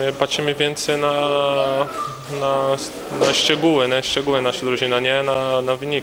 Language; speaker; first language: Polish; non-native, learner; Portuguese